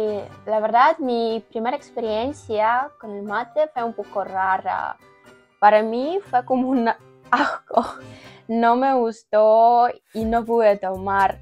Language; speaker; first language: Spanish; non-native, learner; Ukrainian